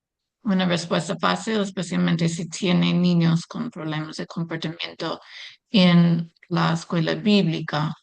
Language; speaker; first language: Spanish; non-native, fluent; English